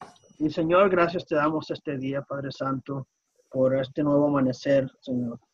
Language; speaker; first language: Spanish; native; Spanish